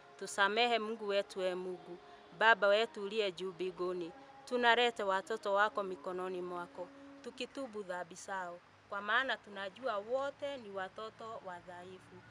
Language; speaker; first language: Swahili; non-native, local second language; Kikuyu